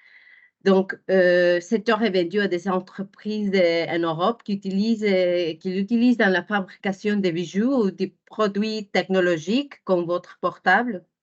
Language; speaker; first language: French; non-native, fluent; Spanish